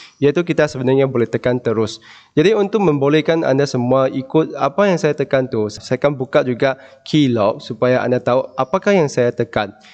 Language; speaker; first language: Malay; non-native, local second language; Chinese